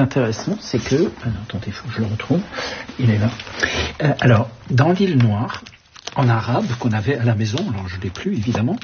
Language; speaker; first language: French; early bilingual, other home language; Arabic